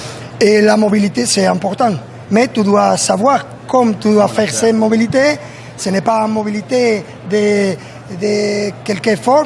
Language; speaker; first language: French; non-native, learner; Spanish